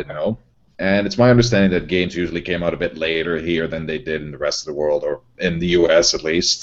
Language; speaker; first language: English; non-native, fluent; Dutch